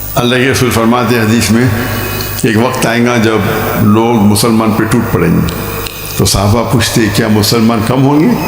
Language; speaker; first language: Urdu; non-native, local second language; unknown